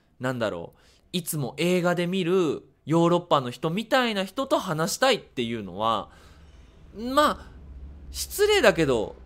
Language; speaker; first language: Japanese; native; Japanese